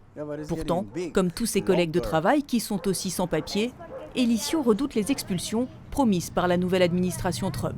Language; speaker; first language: French; native; French